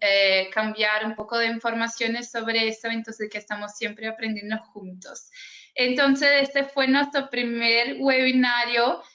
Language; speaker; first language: Spanish; non-native, fluent; Portuguese